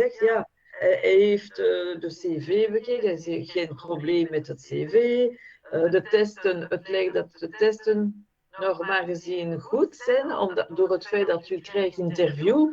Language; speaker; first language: Dutch; non-native, fluent; French